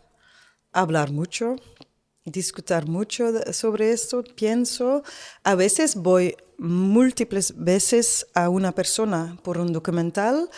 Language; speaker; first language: Spanish; non-native, learner; Dutch